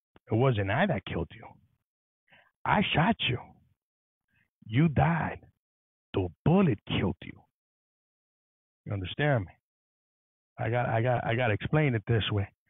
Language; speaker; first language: English; early bilingual, other home language; Spanish